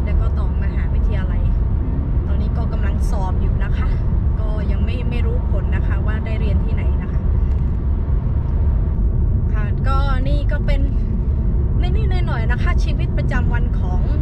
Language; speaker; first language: Thai; native; Thai